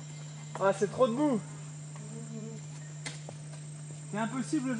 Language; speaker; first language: French; native; French